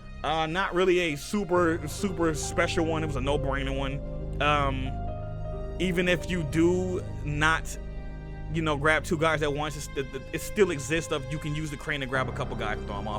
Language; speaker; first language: English; native; English